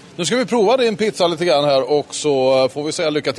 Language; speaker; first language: Swedish; native; Swedish